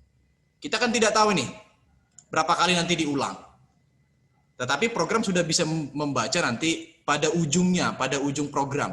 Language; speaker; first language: Indonesian; native; Indonesian